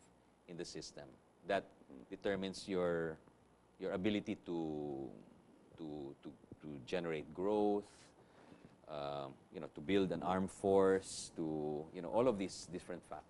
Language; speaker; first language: English; non-native, local second language; Filipino